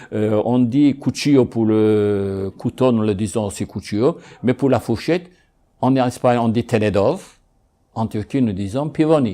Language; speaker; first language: French; non-native, fluent; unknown